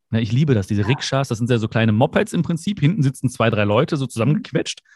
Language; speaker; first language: German; early bilingual, other home language; Malayalam